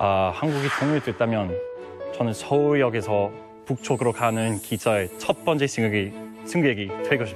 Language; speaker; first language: Korean; non-native, fluent; English